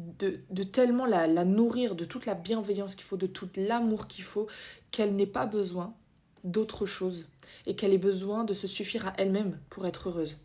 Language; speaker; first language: French; native; French